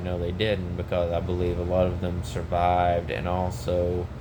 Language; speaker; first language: English; native; English